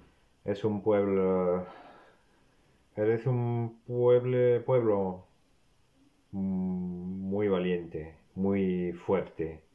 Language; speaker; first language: Spanish; non-native, fluent; French